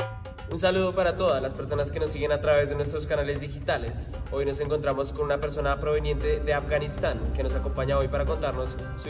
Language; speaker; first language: Spanish; native; Spanish